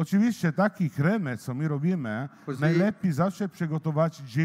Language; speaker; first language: Polish; non-native, learner; Italian